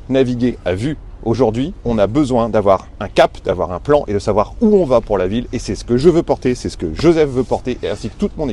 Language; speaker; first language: French; native; French